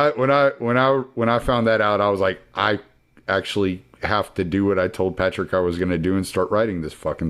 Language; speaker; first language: English; native; English